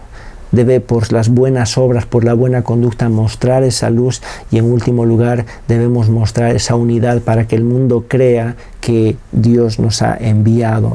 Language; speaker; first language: Spanish; native; Spanish